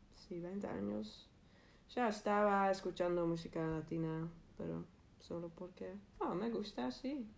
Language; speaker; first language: Spanish; non-native, learner; Dutch